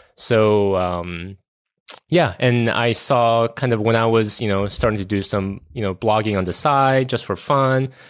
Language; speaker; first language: English; early bilingual, other home language; Korean